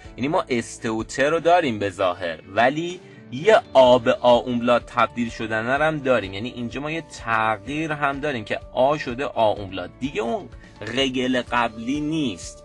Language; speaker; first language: Persian; native; Persian